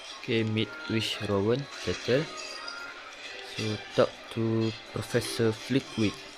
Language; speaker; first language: English; non-native, local second language; Malay